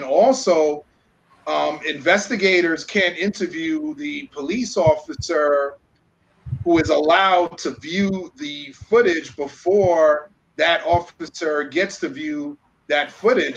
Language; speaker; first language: English; early bilingual, other home language; Spanish